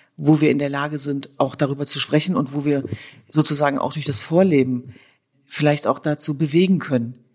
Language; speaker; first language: German; native; German